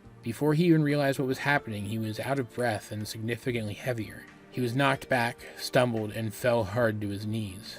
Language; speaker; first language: English; native; English